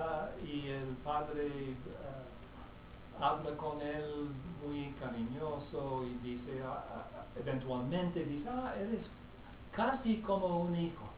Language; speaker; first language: Spanish; non-native, fluent; English